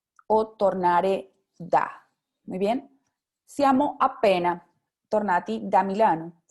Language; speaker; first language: Italian; non-native, fluent; Spanish